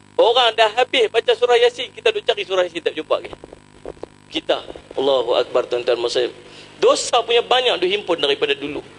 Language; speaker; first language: Malay; native; Malay